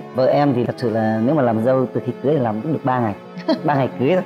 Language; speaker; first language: Vietnamese; native; Vietnamese